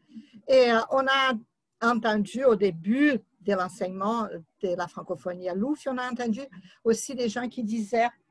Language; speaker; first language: French; non-native, fluent; Portuguese